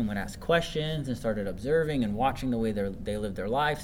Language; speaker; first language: English; native; English